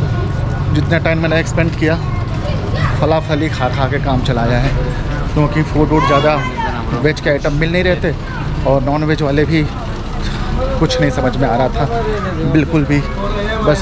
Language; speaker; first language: Hindi; native; Hindi